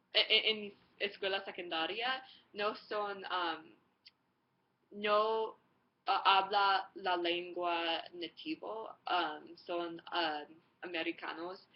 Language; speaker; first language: Spanish; non-native, learner; English